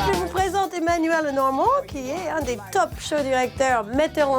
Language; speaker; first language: French; non-native, fluent; English